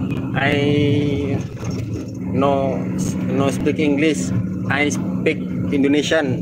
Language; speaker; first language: English; non-native, learner; Indonesian